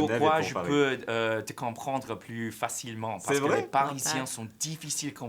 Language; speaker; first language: French; non-native, fluent; English